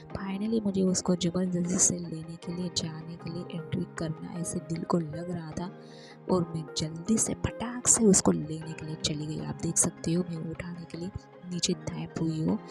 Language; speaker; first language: Hindi; non-native, local second language; Marathi